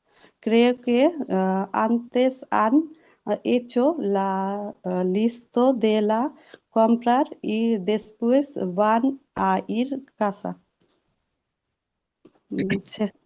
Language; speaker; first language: Spanish; non-native, learner; Urdu